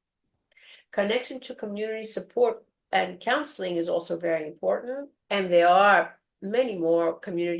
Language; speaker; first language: English; non-native, fluent; Greek